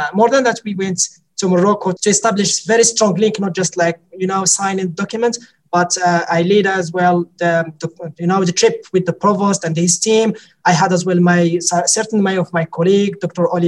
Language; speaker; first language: English; non-native, fluent; Arabic